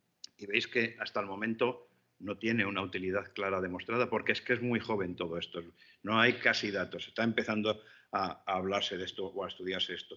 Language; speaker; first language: Spanish; native; Spanish